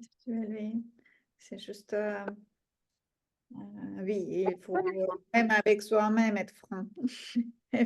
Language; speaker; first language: French; non-native, fluent; Russian